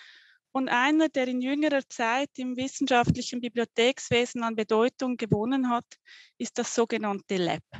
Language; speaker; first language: German; native; German